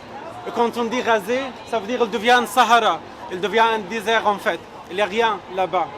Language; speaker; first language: French; non-native, fluent; Arabic